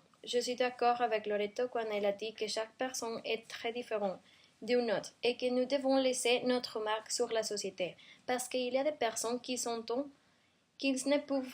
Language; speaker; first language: French; non-native, learner; Spanish